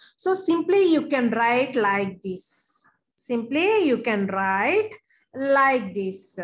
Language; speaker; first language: English; non-native, local second language; Telugu